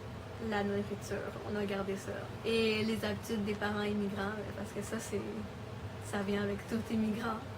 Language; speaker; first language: French; early bilingual, other home language; Spanish